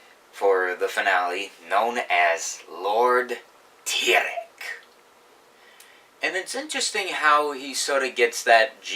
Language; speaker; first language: English; native; English